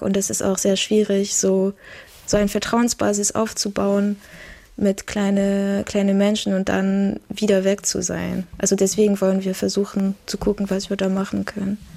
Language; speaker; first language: German; non-native, fluent; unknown